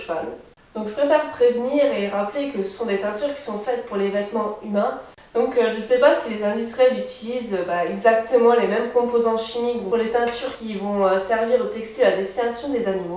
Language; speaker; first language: French; native; French